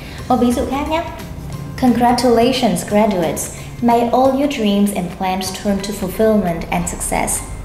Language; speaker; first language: English; non-native, fluent; Vietnamese